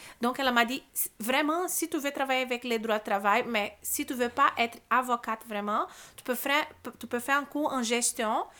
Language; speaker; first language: French; non-native, fluent; Portuguese